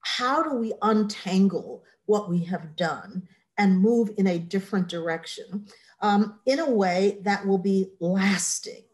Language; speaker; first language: English; native; English